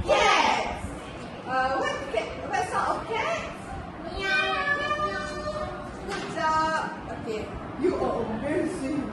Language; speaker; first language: English; non-native, learner; Malay